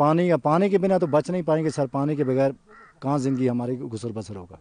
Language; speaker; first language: Urdu; non-native, local second language; Kashmiri